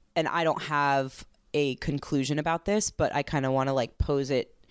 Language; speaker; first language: English; native; English